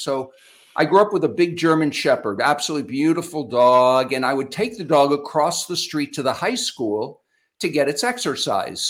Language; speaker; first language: English; native; English